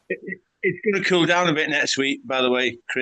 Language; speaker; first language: English; native; English